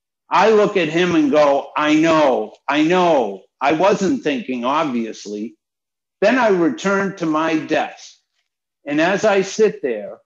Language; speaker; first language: English; native; English